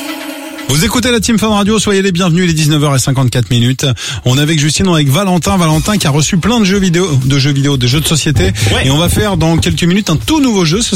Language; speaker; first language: French; native; French